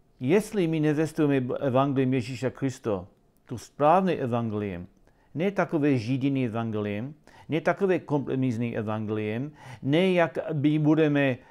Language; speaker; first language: Czech; non-native, learner; English